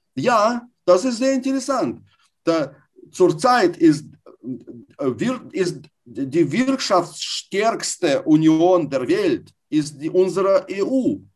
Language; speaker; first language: German; non-native, fluent; Russian